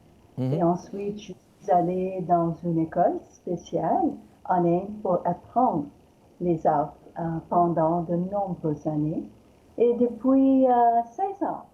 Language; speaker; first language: French; non-native, learner; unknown